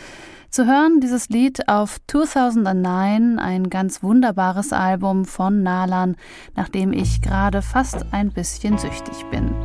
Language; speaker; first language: German; native; German